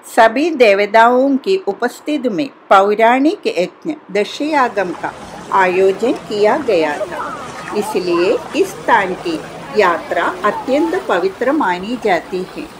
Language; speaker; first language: Hindi; non-native, local second language; Malayalam